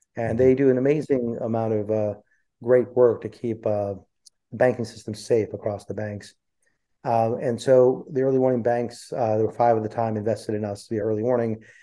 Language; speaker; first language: English; early bilingual, other home language; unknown